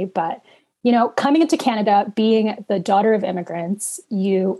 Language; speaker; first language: English; native; English